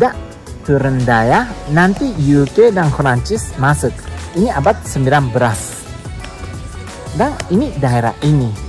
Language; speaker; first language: Indonesian; non-native, learner; Japanese